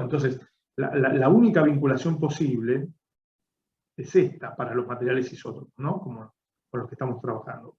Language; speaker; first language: Spanish; native; Spanish